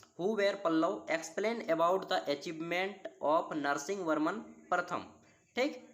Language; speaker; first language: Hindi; native; Hindi